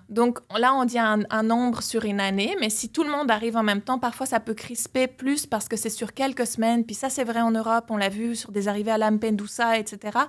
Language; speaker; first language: French; native; French